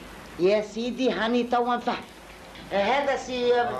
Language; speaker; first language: Arabic; native; Arabic